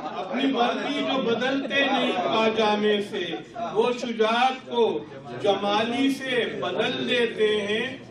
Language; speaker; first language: Urdu; native; Urdu